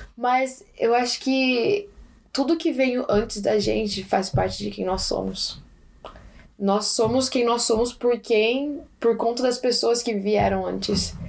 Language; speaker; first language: Portuguese; early bilingual, heritage; Portuguese